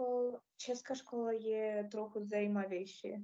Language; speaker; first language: Czech; non-native, learner; Ukrainian